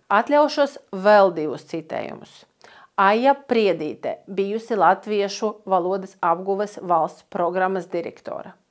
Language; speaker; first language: Latvian; non-native, local second language; Russian